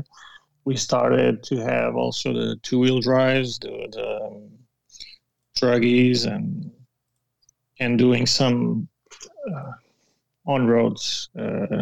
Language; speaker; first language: English; non-native, fluent; Portuguese